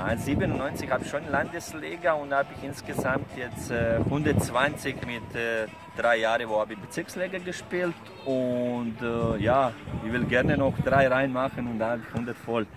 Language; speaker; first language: German; non-native, fluent; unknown